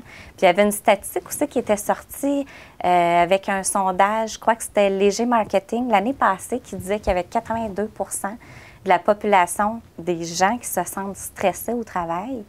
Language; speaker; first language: French; native; French